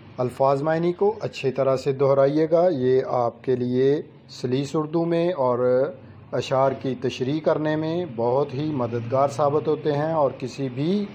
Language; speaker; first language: Urdu; non-native, local second language; Punjabi